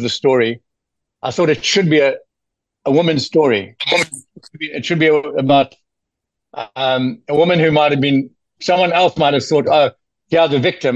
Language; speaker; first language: English; native; English